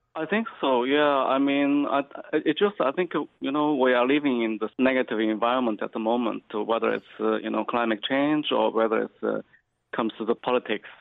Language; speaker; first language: English; non-native, fluent; Chinese